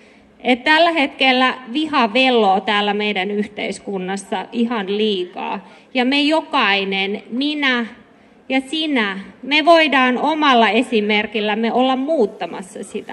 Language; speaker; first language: Finnish; native; Finnish